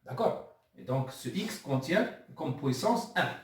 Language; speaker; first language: French; non-native, local second language; Arabic